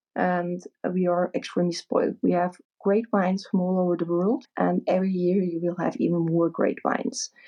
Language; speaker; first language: English; non-native, fluent; German